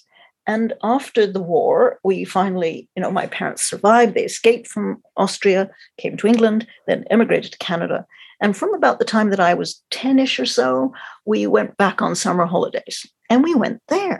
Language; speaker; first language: English; native; English